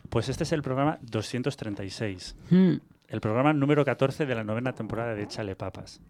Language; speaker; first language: Spanish; native; Spanish